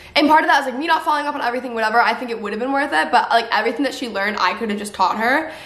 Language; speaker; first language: English; native; English